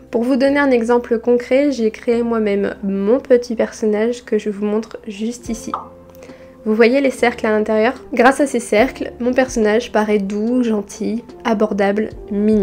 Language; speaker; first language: French; native; French